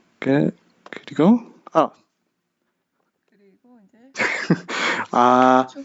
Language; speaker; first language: Korean; non-native, learner; English